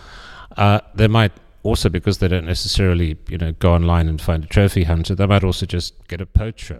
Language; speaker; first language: English; native; English